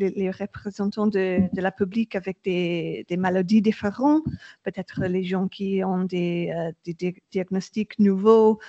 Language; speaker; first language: French; non-native, learner; English